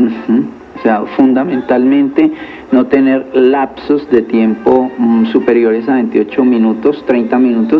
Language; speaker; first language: Spanish; native; Spanish